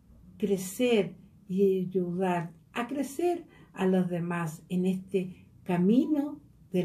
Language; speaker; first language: Spanish; native; Spanish